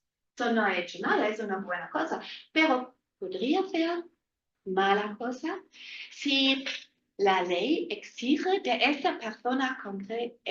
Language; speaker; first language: Spanish; non-native, fluent; German